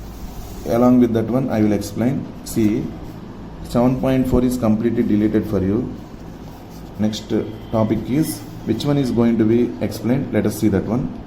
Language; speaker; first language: English; non-native, local second language; Telugu